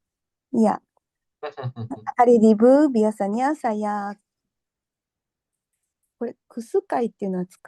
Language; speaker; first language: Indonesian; non-native, learner; Japanese